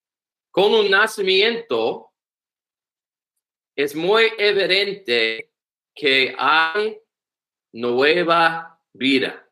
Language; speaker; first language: Spanish; non-native, learner; English